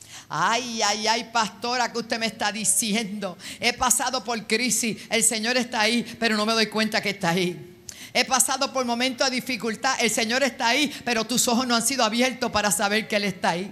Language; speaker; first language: Spanish; native; Spanish